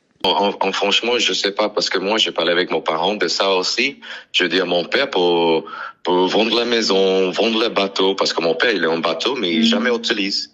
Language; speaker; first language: French; non-native, learner; English